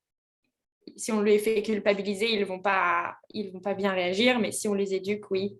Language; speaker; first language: French; native; French